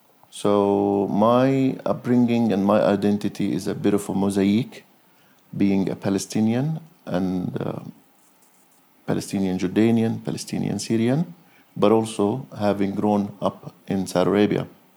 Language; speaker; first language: English; non-native, fluent; Arabic